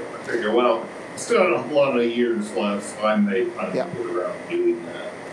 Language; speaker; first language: English; native; English